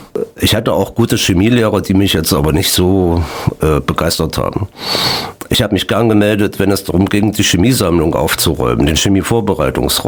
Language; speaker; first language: German; native; German